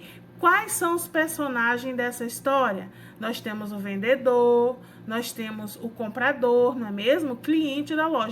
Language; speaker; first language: Portuguese; native; Portuguese